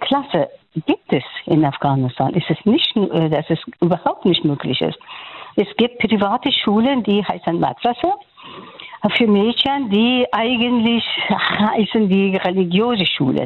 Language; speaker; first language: German; non-native, fluent; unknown